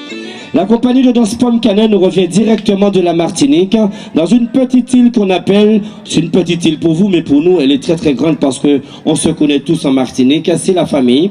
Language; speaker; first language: French; native; French